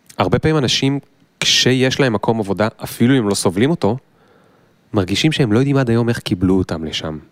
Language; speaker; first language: Hebrew; native; Hebrew